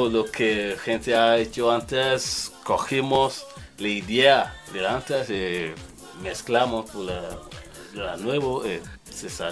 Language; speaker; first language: Spanish; non-native, learner; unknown